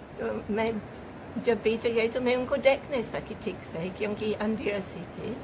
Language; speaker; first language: Hindi; non-native, fluent; English